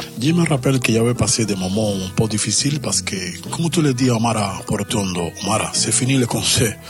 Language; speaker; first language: French; non-native, learner; Spanish